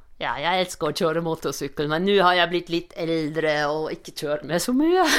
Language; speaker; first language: Norwegian; non-native, fluent; German